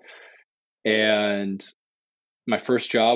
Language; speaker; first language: English; native; English